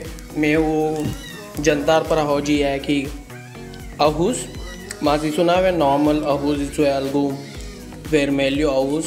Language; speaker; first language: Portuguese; non-native, learner; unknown